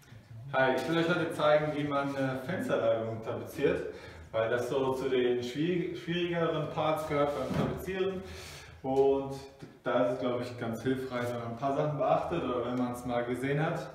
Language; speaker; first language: German; native; German